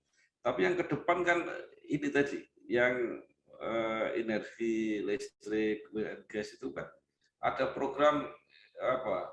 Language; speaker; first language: Indonesian; native; Indonesian